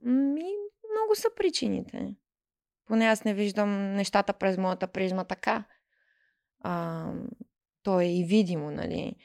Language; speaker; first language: Bulgarian; early bilingual, heritage; Bulgarian